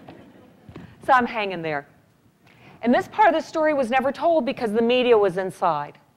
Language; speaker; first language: English; native; English